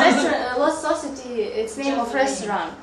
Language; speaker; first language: English; non-native, learner; Russian